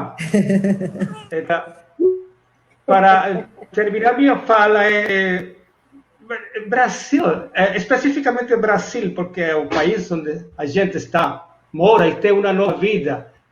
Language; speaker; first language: Portuguese; non-native, fluent; Spanish